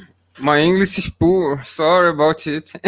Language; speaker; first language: English; non-native, learner; Portuguese